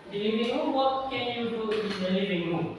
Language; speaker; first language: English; non-native, learner; Indonesian